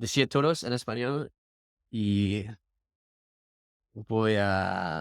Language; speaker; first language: Spanish; non-native, learner; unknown